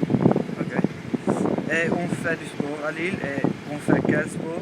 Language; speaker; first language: French; non-native, learner; Dutch